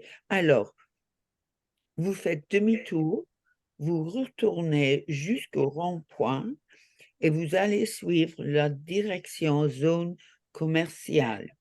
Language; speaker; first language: French; non-native, learner; English